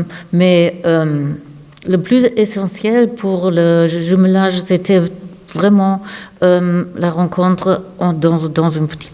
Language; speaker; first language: French; non-native, learner; German